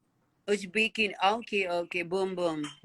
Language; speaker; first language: English; non-native, learner; Hindi